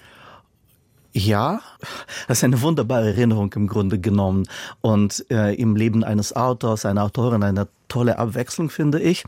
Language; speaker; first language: German; non-native, fluent; Russian